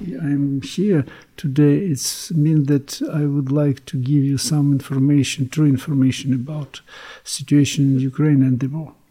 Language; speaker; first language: English; non-native, learner; Ukrainian